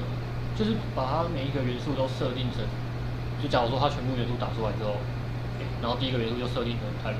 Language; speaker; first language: Chinese; native; Chinese